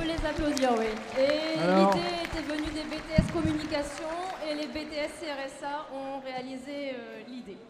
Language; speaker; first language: French; native; French